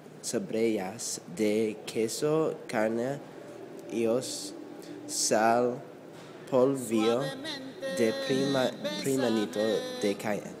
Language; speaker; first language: Spanish; non-native, learner; English